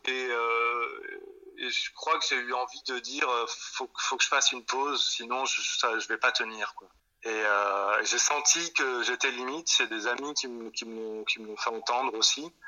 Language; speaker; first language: French; native; French